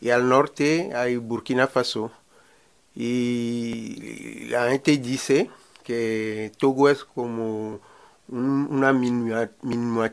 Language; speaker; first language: Spanish; non-native, learner; Ewe